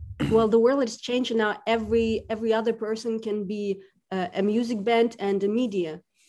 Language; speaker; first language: English; non-native, fluent; Russian